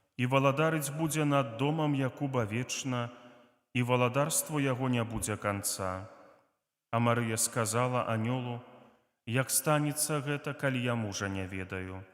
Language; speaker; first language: Belarusian; native; Belarusian